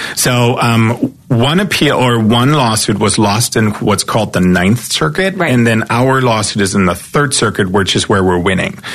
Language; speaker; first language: English; non-native, fluent; German